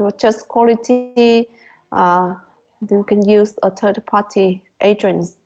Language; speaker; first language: English; non-native, fluent; Vietnamese